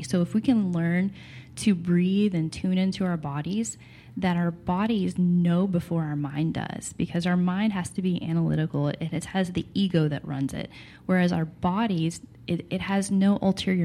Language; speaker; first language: English; native; English